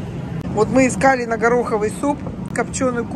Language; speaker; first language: Russian; native; Russian